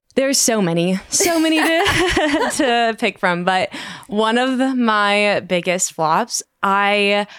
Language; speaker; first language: English; native; English